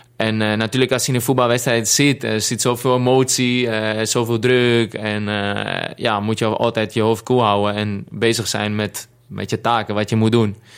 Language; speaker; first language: Dutch; non-native, fluent; Greek